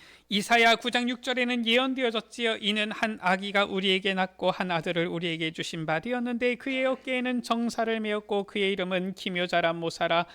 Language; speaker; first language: Korean; native; Korean